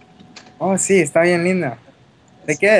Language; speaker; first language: Spanish; early bilingual, heritage; Spanish